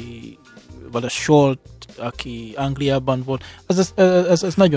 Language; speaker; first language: Hungarian; non-native, fluent; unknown